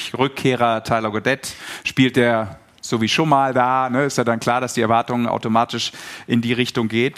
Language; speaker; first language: German; native; German